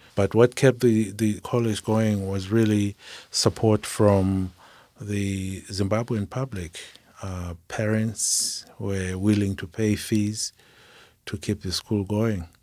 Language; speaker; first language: English; non-native, local second language; Shona